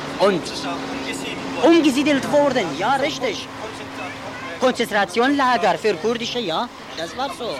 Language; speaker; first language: German; non-native, learner; Kurdish